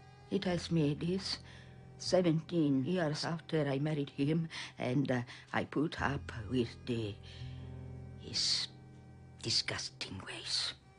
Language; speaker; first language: English; non-native, fluent; Italian